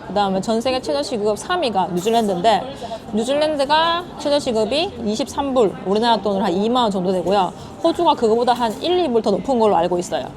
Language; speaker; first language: Korean; native; Korean